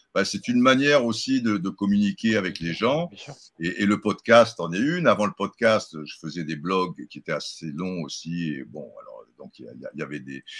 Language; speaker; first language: French; native; French